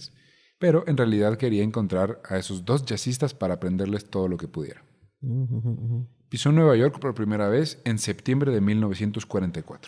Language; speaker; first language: Spanish; native; Spanish